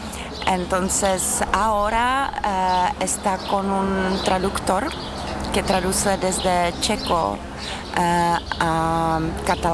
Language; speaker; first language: Spanish; non-native, learner; Czech